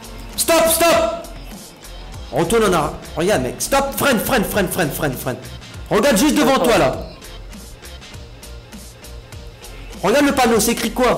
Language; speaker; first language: French; native; French